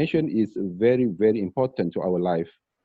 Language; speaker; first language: English; non-native, learner; Malay